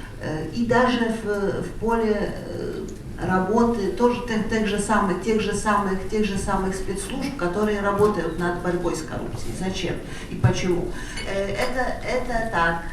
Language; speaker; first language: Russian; non-native, fluent; Polish